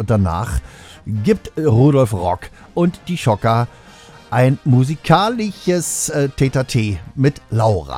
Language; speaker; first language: German; native; German